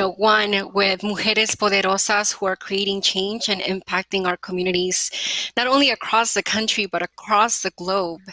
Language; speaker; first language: English; early bilingual, other home language; Spanish